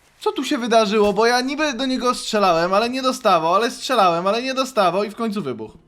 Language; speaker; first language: Polish; native; Polish